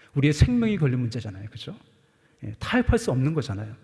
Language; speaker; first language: Korean; native; Korean